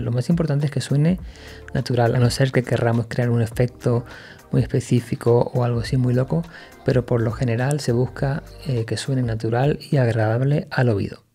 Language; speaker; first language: Spanish; native; Spanish